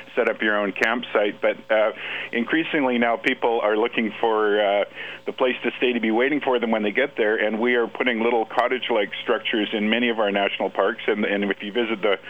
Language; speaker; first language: English; native; English